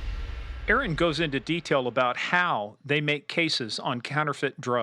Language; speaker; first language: English; native; English